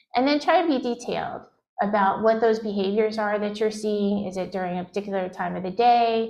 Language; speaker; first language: English; native; English